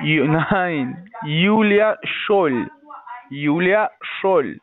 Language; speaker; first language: German; non-native, fluent; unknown